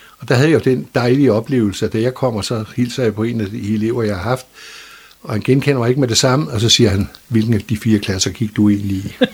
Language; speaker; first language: Danish; native; Danish